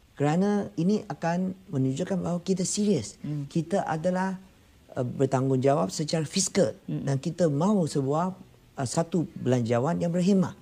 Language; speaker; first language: Malay; non-native, local second language; Chinese